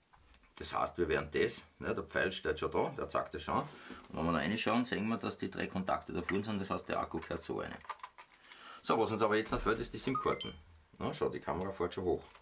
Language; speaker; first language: German; native; German